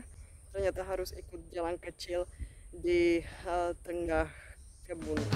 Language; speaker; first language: Indonesian; non-native, fluent; Czech